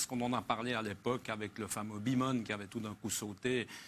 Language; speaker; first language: French; native; French